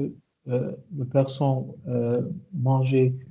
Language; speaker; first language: French; non-native, learner; Arabic